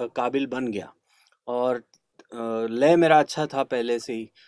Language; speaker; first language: Hindi; non-native, local second language; Kannada